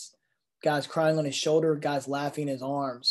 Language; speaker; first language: English; native; English